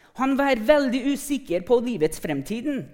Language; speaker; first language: Norwegian; non-native, fluent; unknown